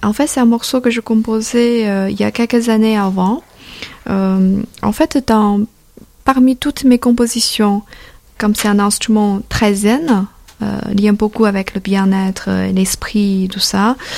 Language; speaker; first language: French; non-native, fluent; Chinese